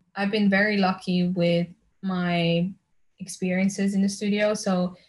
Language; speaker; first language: English; early bilingual, other home language; Slovenian